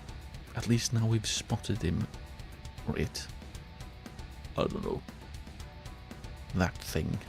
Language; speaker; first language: English; native; English